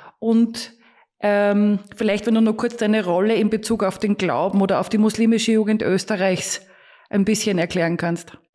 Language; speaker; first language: German; native; German